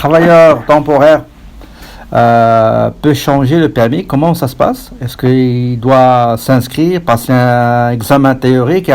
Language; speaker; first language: French; non-native, local second language; Arabic